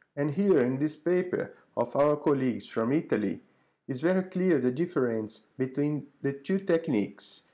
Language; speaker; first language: English; non-native, fluent; Portuguese